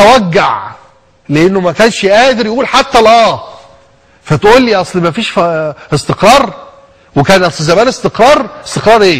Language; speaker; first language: Arabic; native; Arabic